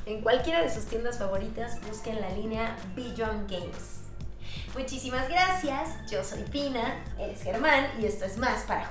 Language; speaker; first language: Spanish; native; Spanish